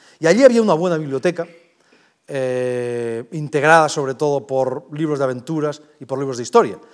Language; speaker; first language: Spanish; native; Spanish